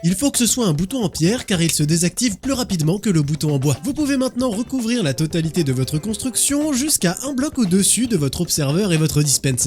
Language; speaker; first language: French; native; French